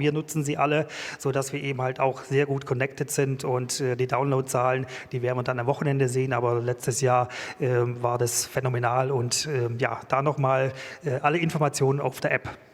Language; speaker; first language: German; native; German